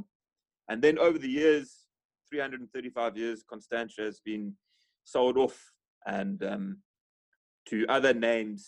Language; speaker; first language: English; native; English